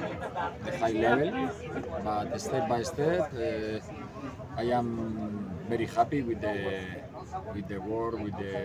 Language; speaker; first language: English; non-native, learner; Spanish